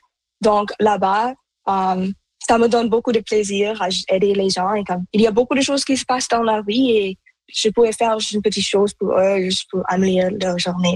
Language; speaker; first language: French; non-native, local second language; Punjabi